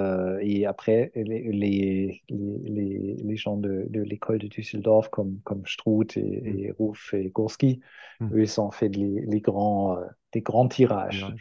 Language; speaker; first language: French; non-native, fluent; German